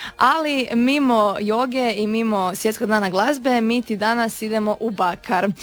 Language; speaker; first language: Croatian; native; Croatian